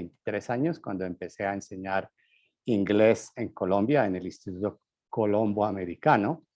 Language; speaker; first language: Spanish; native; Spanish